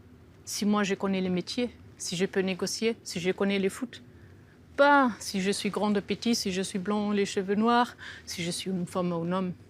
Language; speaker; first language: French; non-native, fluent; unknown